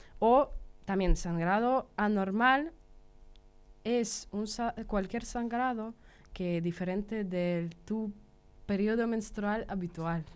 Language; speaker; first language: Spanish; non-native, fluent; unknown